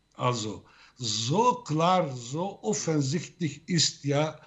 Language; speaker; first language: German; non-native, fluent; Turkish